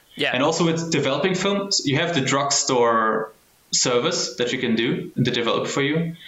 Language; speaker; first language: English; early bilingual, heritage; German